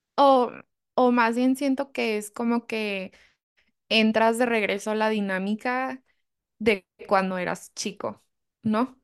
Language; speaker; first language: Spanish; early bilingual, heritage; Spanish